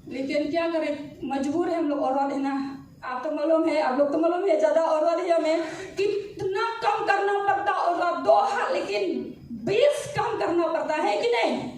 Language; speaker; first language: Hindi; non-native, local second language; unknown